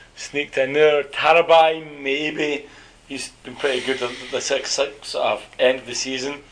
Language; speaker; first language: English; native; English